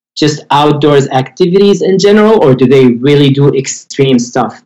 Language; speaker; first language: English; non-native, fluent; Arabic